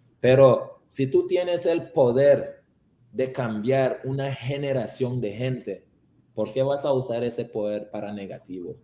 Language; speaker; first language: Spanish; early bilingual, heritage; Spanish